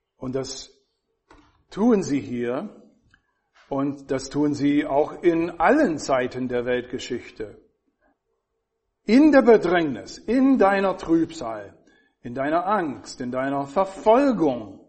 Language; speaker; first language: German; non-native, fluent; English